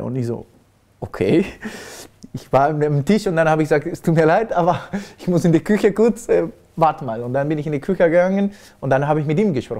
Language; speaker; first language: German; non-native, fluent; Spanish